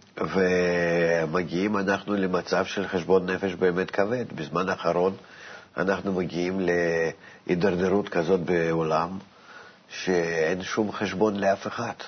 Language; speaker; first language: Hebrew; non-native, fluent; Russian